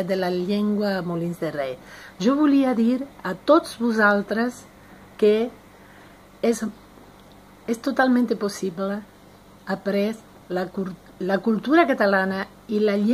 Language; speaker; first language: Catalan; non-native, fluent; Spanish